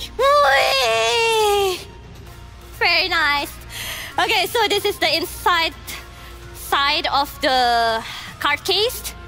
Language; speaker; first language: English; non-native, fluent; Indonesian